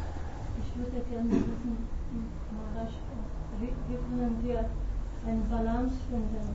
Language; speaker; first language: German; non-native, fluent; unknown